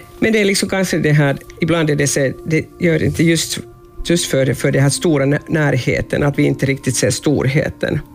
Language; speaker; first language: Swedish; non-native, local second language; Finnish